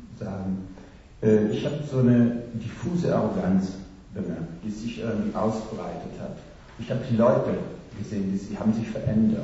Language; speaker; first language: German; non-native, local second language; Italian